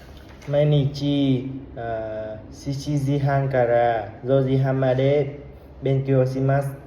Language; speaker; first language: Japanese; non-native, learner; Vietnamese